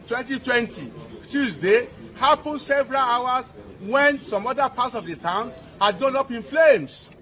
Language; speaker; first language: English; non-native, local second language; Yoruba